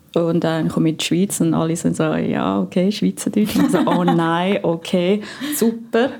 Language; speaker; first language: German; non-native, fluent; Filipino